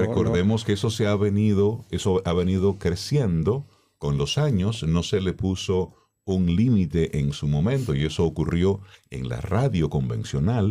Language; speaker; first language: Spanish; native; Spanish